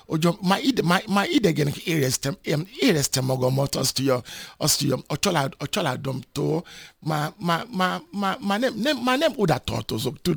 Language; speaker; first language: Hungarian; non-native, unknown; Yoruba